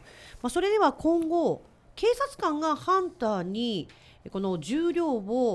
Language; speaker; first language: Japanese; native; Japanese